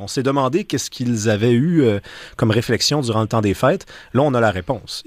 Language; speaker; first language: French; native; French